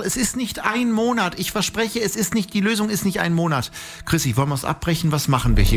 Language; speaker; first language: German; native; German